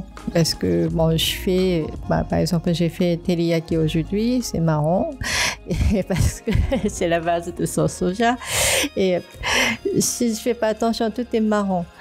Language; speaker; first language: French; non-native, fluent; Japanese